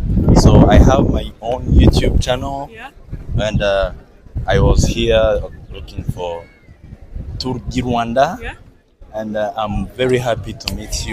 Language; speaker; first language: English; non-native, learner; Kinyarwanda